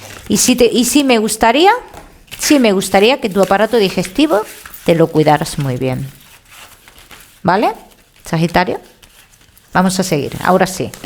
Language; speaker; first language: Spanish; native; Spanish